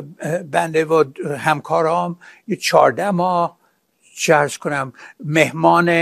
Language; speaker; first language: Persian; non-native, fluent; English